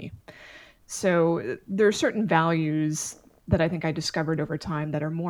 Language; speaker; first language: English; native; English